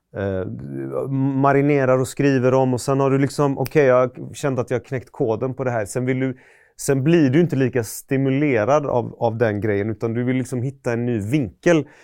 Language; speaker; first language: Swedish; early bilingual, other home language; Persian